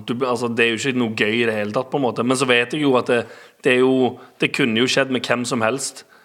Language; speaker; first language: Norwegian; native; Norwegian